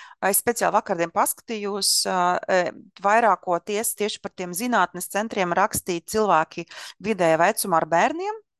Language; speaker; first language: Latvian; non-native, local second language; Russian